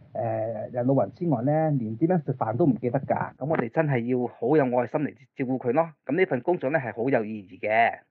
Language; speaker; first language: Cantonese; early bilingual, other home language; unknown